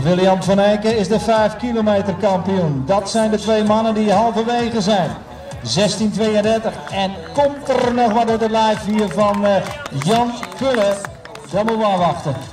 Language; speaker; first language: Dutch; native; Dutch